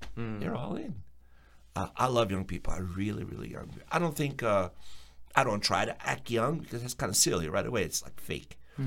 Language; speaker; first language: English; early bilingual, other home language; Ukrainian